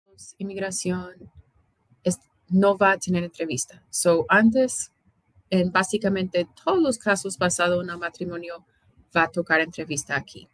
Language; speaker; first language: Spanish; non-native, fluent; English